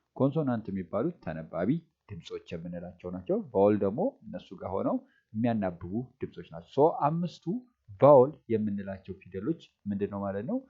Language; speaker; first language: Amharic; native; Amharic